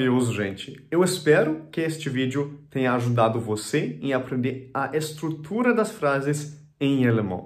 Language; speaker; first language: Portuguese; non-native, fluent; German